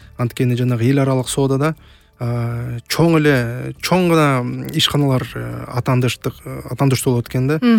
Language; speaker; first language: Kyrgyz; native; Kyrgyz